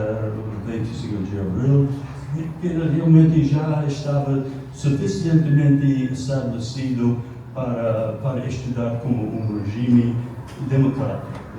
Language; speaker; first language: Portuguese; non-native, fluent; English